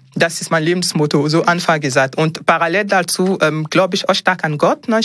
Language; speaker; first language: German; non-native, fluent; French